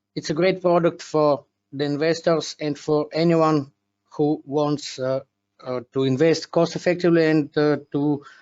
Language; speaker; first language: English; non-native, fluent; Slovenian